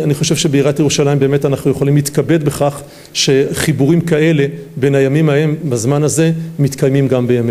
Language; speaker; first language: Hebrew; native; Hebrew